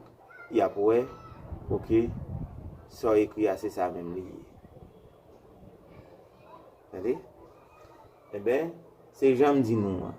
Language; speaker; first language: French; non-native, learner; Haitian Creole